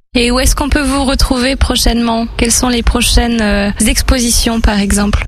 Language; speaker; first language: French; native; French